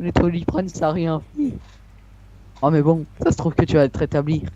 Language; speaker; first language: French; native; French